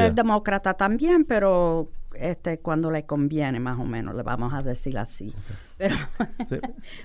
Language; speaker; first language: Spanish; non-native, fluent; English